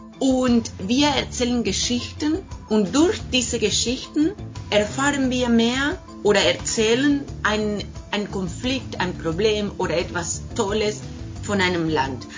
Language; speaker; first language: German; non-native, fluent; Spanish